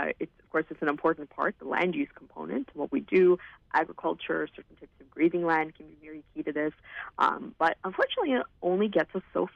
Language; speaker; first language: English; native; English